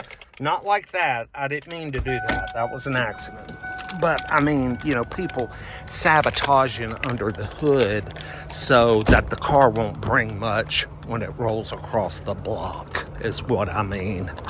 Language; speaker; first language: English; native; English